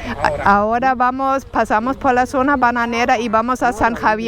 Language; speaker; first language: Spanish; non-native, fluent; German